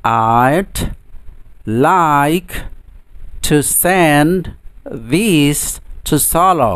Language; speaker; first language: English; non-native, fluent; Indonesian